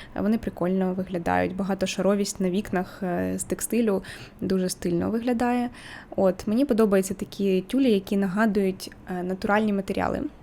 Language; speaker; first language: Ukrainian; native; Ukrainian